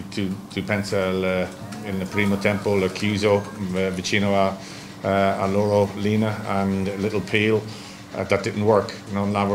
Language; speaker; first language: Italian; non-native, learner; English